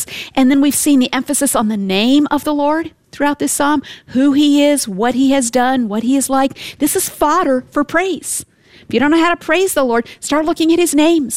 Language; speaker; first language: English; native; English